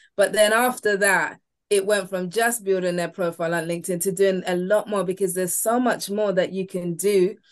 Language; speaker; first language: English; early bilingual, other home language; Yoruba